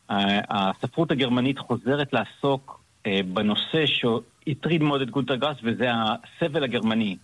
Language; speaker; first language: Hebrew; native; Hebrew